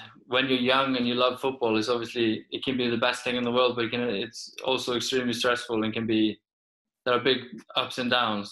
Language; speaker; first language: English; non-native, fluent; Icelandic